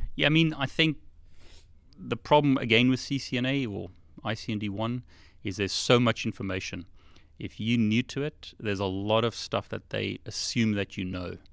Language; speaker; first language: English; native; English